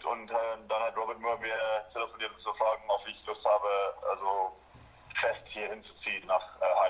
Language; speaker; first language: German; non-native, fluent; Afrikaans